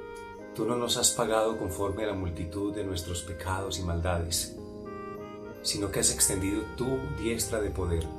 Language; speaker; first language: Spanish; native; Spanish